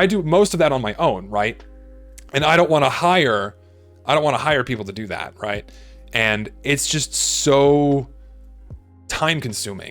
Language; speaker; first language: English; native; English